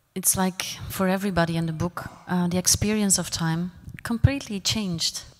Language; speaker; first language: English; non-native, fluent; Dutch